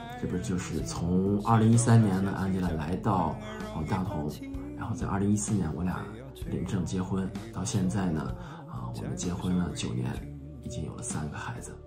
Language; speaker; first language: Chinese; native; Chinese